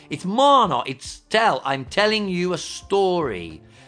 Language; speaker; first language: English; native; English